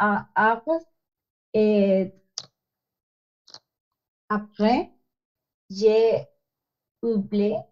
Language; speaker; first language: French; non-native, learner; Spanish